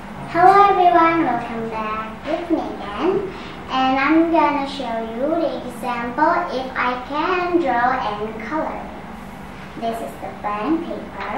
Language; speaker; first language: English; non-native, learner; Indonesian